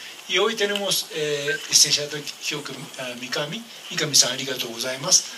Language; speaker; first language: Spanish; non-native, learner; Japanese